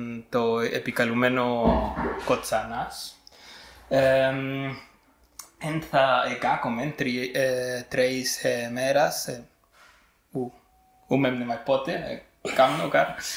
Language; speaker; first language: Greek; non-native, fluent; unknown